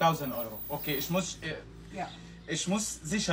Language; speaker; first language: German; non-native, learner; Arabic